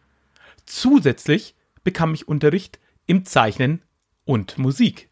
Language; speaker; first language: German; native; German